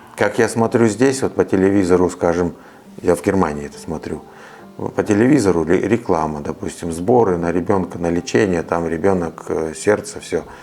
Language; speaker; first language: Russian; native; Russian